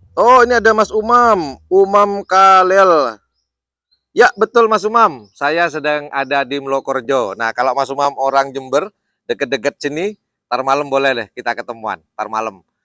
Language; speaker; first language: Indonesian; native; Indonesian